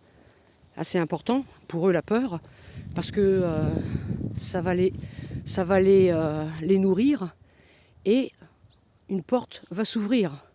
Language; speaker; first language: French; native; French